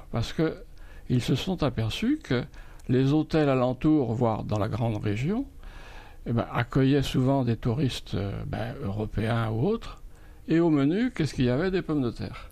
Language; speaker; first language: French; native; French